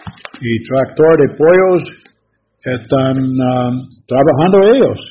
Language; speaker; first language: Spanish; non-native, learner; English